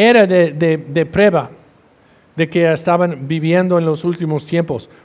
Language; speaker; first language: Spanish; non-native, fluent; English